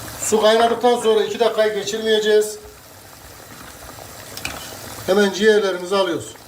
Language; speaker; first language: Turkish; native; Turkish